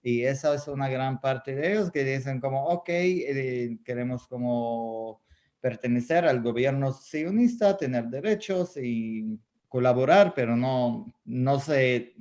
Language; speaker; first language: Spanish; non-native, fluent; Arabic